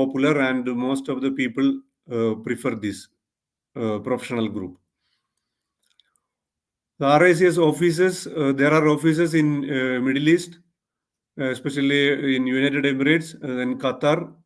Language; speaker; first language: English; non-native, local second language; Malayalam